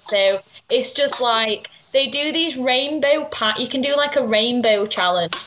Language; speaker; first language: English; native; English